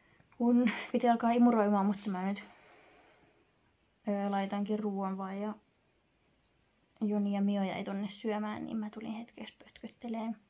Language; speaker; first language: Finnish; native; Finnish